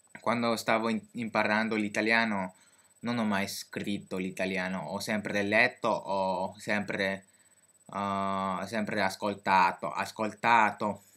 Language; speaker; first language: Italian; non-native, fluent; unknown